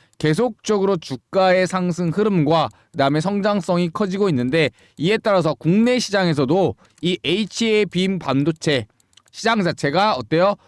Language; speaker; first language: Korean; native; Korean